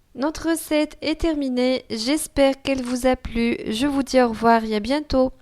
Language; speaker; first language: French; non-native, local second language; Arabic